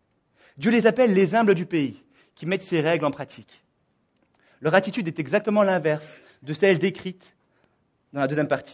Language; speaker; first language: French; native; French